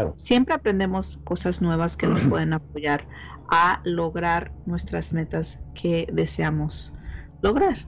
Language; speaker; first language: Spanish; early bilingual, heritage; Spanish